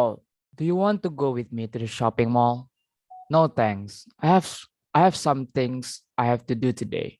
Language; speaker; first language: English; non-native, learner; Indonesian